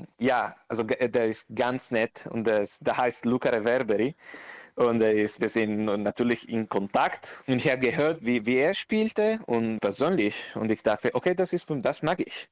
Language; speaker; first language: German; non-native, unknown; Italian